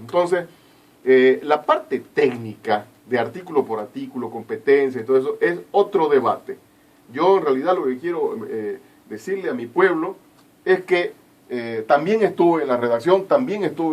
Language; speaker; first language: Spanish; native; Spanish